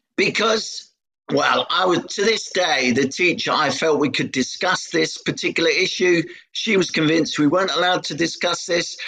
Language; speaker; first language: English; native; English